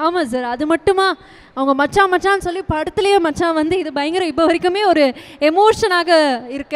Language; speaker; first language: Tamil; native; Tamil